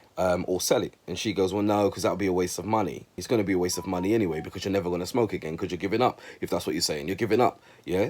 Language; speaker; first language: English; native; English